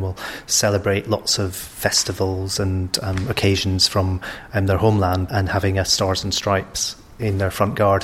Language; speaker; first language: English; native; English